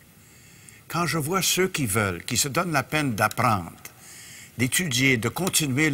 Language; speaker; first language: French; native; French